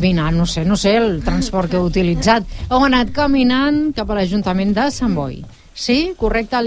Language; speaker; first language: Catalan; native; Catalan